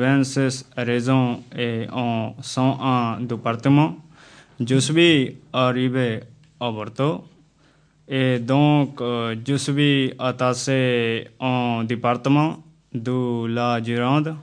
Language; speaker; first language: French; non-native, learner; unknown